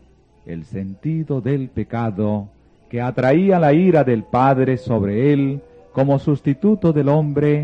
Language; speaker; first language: Spanish; native; Spanish